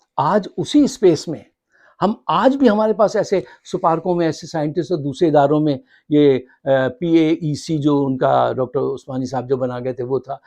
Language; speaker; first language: Urdu; native; Urdu